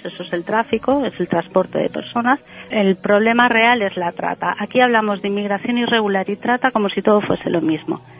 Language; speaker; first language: Spanish; native; Spanish